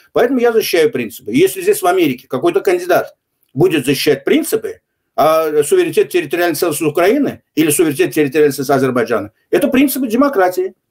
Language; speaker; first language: Russian; non-native, local second language; Azerbaijani